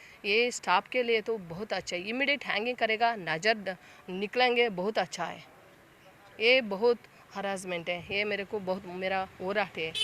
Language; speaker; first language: Hindi; non-native, local second language; Kannada